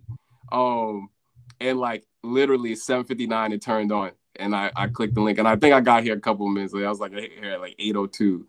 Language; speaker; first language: English; native; English